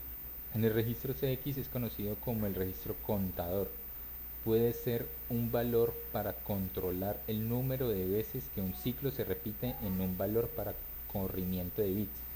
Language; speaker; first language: Spanish; native; Spanish